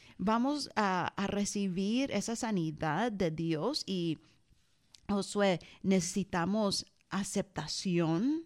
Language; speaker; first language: Spanish; early bilingual, heritage; Spanish